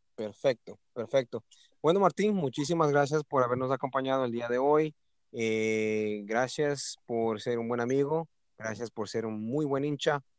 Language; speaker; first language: Spanish; native; Spanish